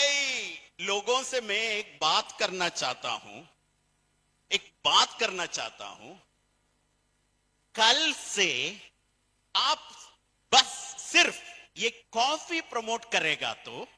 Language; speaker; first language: Hindi; non-native, fluent; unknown